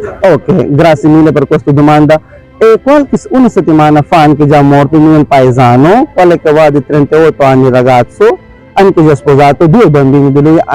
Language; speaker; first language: Italian; non-native, learner; Urdu